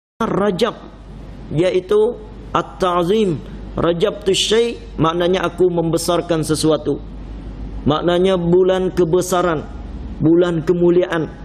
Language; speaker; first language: Malay; non-native, fluent; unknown